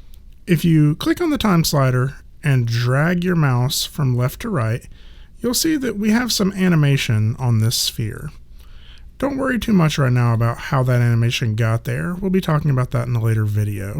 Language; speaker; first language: English; native; English